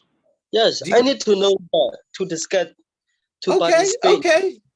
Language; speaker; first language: English; non-native, learner; Burmese